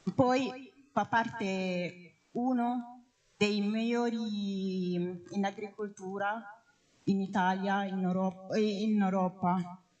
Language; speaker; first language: Italian; non-native, fluent; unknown